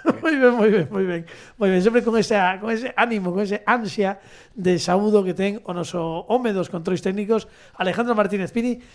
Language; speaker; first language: Galician; native; Galician